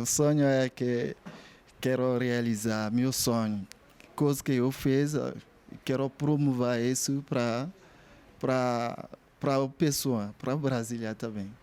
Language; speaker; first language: Portuguese; non-native, learner; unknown